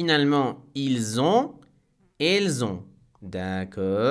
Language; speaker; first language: French; non-native, fluent; Spanish